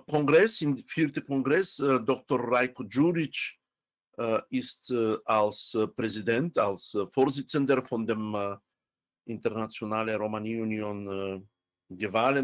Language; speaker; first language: German; non-native, fluent; Romany